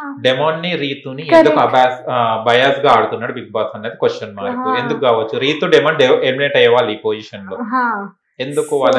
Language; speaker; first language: Telugu; native; Telugu